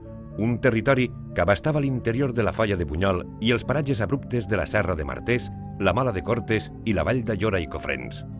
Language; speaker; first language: Catalan; native; Catalan